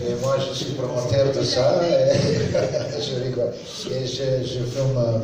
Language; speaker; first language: French; non-native, learner; Serbian